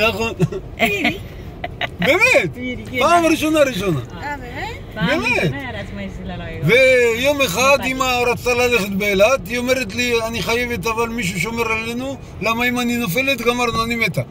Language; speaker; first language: Hebrew; non-native, fluent; Nepali